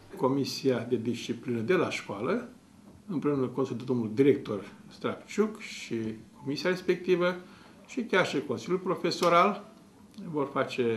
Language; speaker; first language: Romanian; native; Romanian